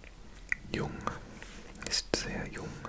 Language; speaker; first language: German; non-native, learner; English